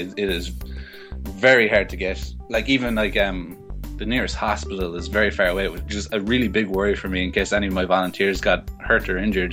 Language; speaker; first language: English; native; English